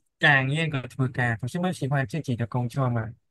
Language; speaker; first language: Chinese; non-native, learner; Khmer